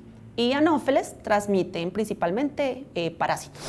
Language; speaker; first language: Spanish; native; Spanish